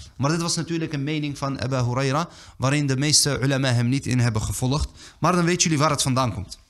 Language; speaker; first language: Dutch; early bilingual, other home language; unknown